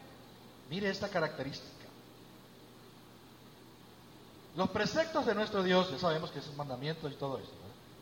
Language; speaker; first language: Spanish; native; Spanish